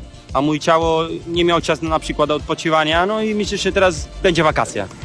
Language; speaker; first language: Polish; non-native, learner; Spanish